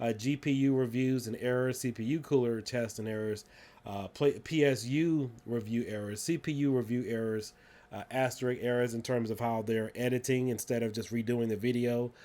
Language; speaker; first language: English; native; English